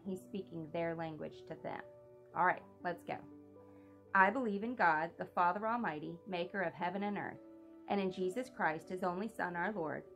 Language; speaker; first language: English; native; English